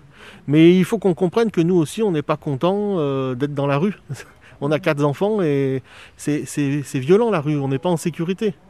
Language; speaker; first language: French; native; French